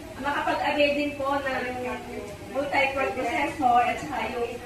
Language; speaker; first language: Filipino; native; Filipino